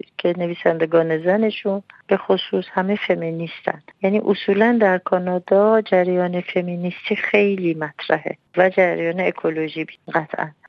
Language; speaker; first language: Persian; non-native, local second language; Armenian